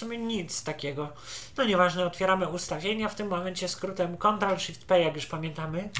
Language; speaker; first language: Polish; native; Polish